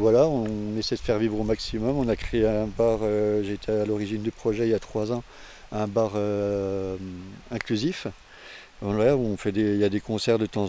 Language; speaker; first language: French; native; French